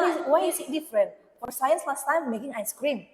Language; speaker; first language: English; non-native, local second language; Indonesian